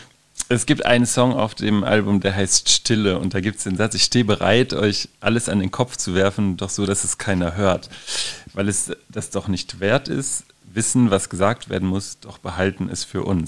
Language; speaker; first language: German; native; German